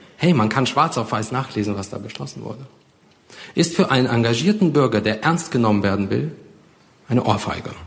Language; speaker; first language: German; early bilingual, other home language; Russian